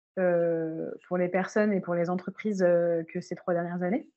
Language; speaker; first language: French; native; French